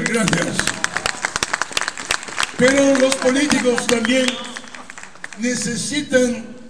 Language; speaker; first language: Spanish; non-native, fluent; Italian